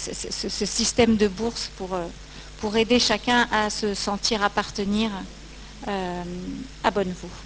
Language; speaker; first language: French; native; French